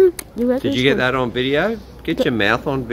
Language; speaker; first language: English; native; English